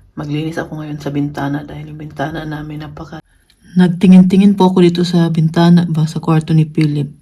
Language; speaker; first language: Filipino; non-native, local second language; Cebuano